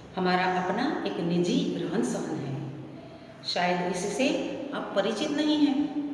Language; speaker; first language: Hindi; non-native, local second language; Gujarati